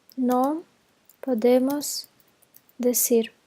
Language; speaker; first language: Spanish; non-native, fluent; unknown